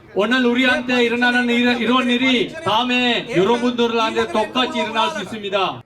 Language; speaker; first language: Korean; non-native, fluent; Sinhala